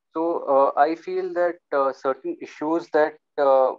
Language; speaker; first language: English; non-native, local second language; Hindi